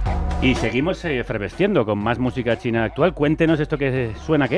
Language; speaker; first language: Spanish; native; Spanish